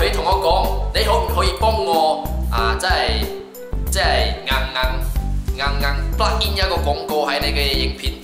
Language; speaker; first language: Cantonese; non-native, local second language; Chinese